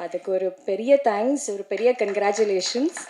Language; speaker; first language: Tamil; non-native, learner; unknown